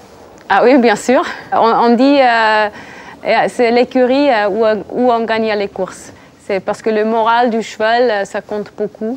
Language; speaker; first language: French; non-native, local second language; Swiss German